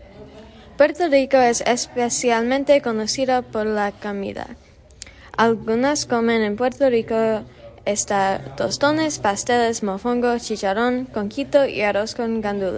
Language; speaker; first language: Spanish; non-native, learner; English